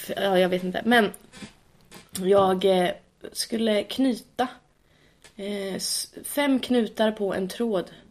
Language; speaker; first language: Swedish; native; Swedish